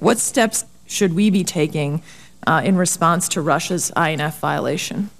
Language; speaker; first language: English; native; English